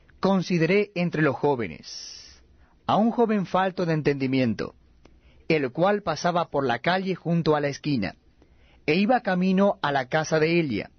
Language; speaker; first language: Spanish; native; Spanish